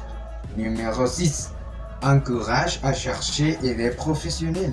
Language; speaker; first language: French; non-native, learner; Spanish